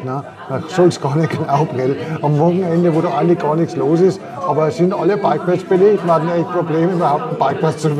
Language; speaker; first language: German; native; German